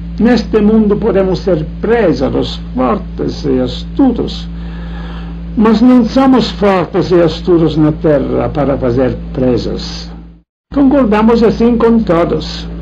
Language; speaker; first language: Portuguese; non-native, fluent; Italian